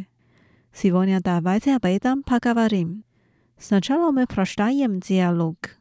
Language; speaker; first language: Russian; non-native, fluent; Chinese